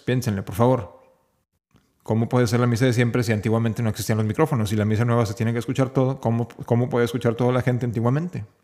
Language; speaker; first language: Spanish; native; Spanish